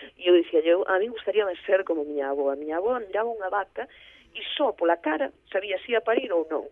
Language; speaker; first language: Galician; early bilingual, heritage; Galician